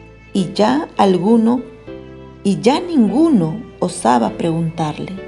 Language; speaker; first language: Spanish; native; Spanish